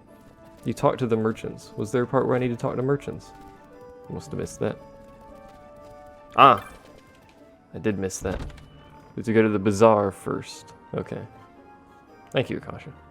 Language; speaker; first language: English; native; English